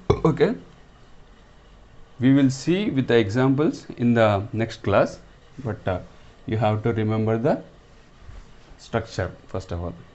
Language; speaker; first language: English; non-native, local second language; Telugu